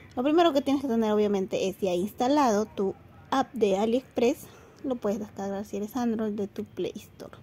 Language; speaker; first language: Spanish; native; Spanish